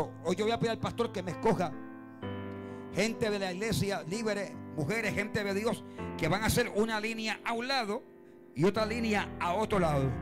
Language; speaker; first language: Spanish; native; Spanish